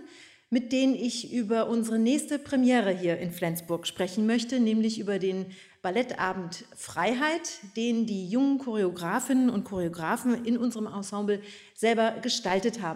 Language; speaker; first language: German; native; German